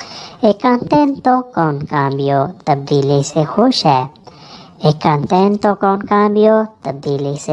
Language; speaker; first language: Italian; non-native, fluent; Urdu